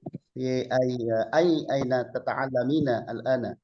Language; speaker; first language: Arabic; non-native, learner; Indonesian